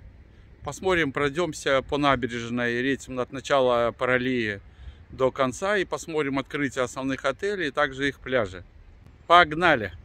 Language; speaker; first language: Russian; native; Russian